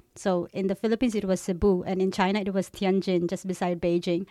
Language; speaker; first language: English; non-native, local second language; Cebuano